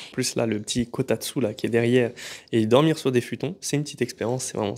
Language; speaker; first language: French; native; French